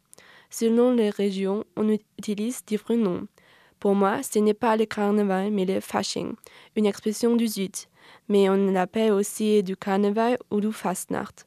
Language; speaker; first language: French; non-native, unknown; German